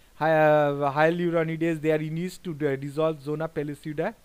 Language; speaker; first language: English; non-native, local second language; Bangla